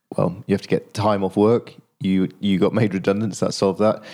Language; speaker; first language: English; native; English